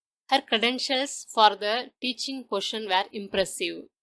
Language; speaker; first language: English; non-native, local second language; Tamil